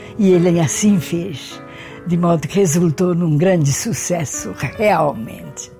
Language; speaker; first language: Portuguese; early bilingual, other home language; Hungarian